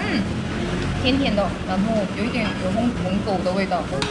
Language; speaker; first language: Chinese; non-native, fluent; Korean